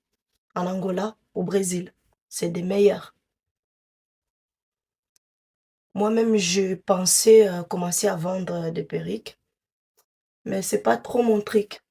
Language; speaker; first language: French; non-native, fluent; Portuguese